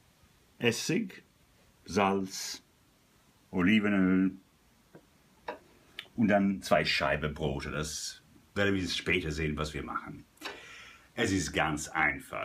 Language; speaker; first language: German; non-native, fluent; Italian